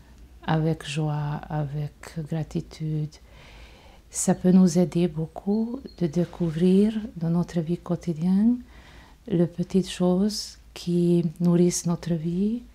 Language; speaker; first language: French; non-native, fluent; Hungarian